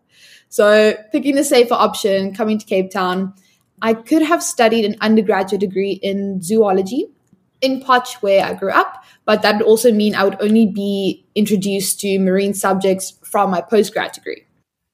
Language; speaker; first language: English; non-native, local second language; Afrikaans